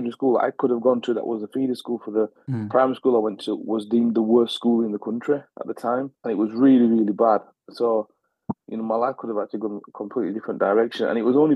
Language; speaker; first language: English; native; English